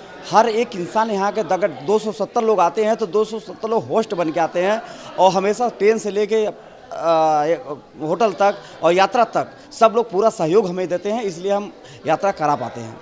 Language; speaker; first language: Hindi; native; Hindi